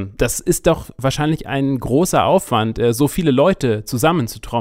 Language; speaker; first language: German; native; German